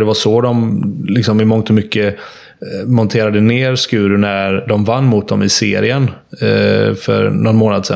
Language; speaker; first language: Swedish; native; Swedish